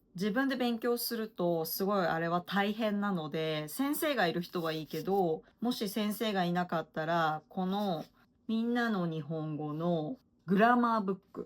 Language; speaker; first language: Japanese; native; Japanese